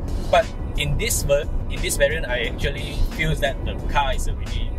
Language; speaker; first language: English; non-native, local second language; Chinese